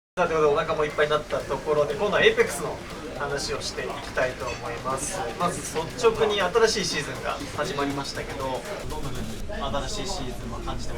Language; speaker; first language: Japanese; native; Japanese